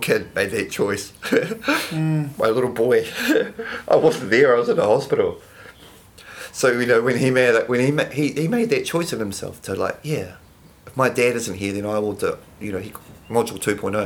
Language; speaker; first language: English; native; English